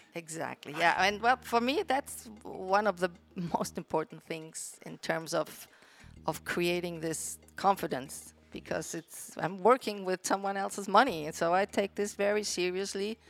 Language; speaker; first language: English; non-native, fluent; Spanish